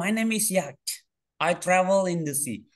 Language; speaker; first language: English; non-native, fluent; Indonesian